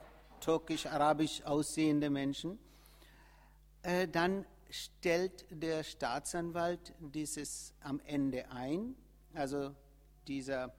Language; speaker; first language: German; non-native, fluent; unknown